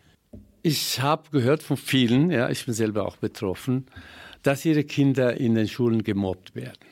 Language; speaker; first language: German; non-native, fluent; Persian